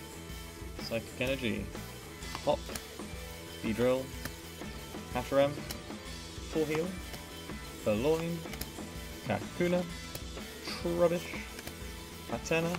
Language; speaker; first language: English; native; English